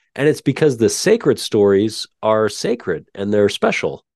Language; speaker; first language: English; native; English